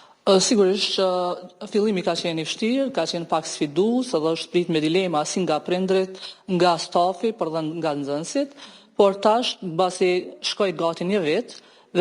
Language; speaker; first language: Albanian; native; Albanian